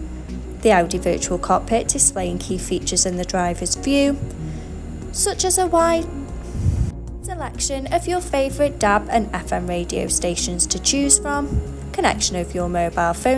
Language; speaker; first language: English; native; English